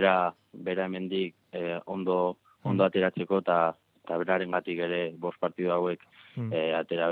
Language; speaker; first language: Basque; non-native, local second language; Spanish